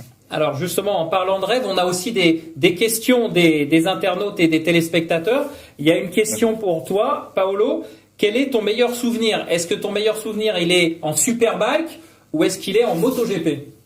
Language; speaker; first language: French; native; French